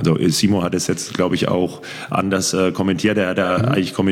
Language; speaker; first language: German; native; German